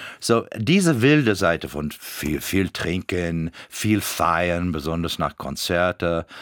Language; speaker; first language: German; non-native, fluent; English